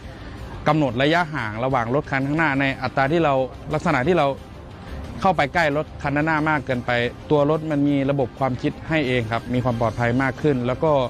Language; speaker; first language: Thai; native; Thai